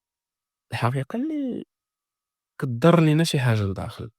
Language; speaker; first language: Arabic; native; Arabic